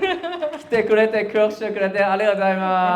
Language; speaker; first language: Japanese; non-native, learner; Cantonese